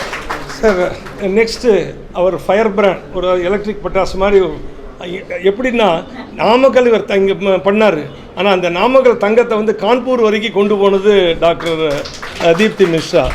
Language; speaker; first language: Tamil; native; Tamil